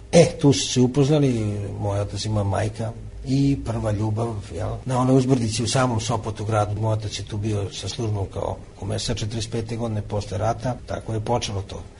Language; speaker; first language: Serbian; native; Serbian